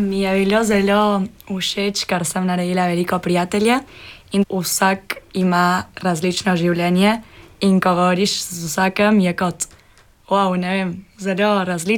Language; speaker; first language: Slovenian; early bilingual, heritage; Spanish